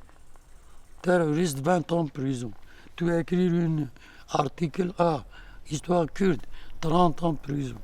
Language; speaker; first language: French; non-native, learner; Kurdish